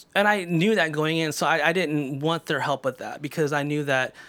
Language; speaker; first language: English; native; English